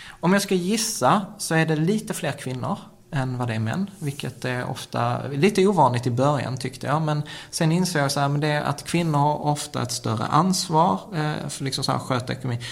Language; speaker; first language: Swedish; early bilingual, other home language; Czech